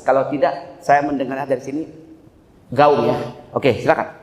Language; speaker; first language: Indonesian; native; Indonesian